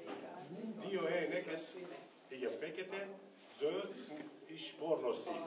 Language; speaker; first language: Hungarian; non-native, learner; Turkish